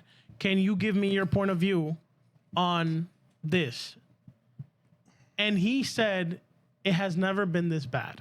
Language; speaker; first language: English; early bilingual, other home language; Spanish